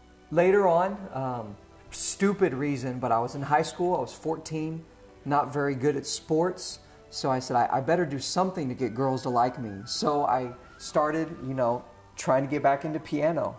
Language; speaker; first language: English; native; English